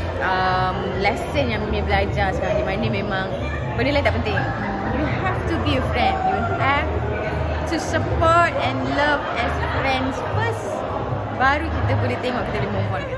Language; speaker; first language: Malay; native; Malay